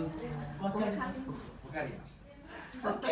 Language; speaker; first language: Japanese; non-native, learner; English